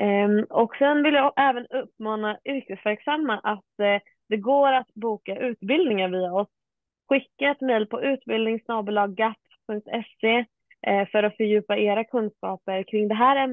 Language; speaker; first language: Swedish; native; Swedish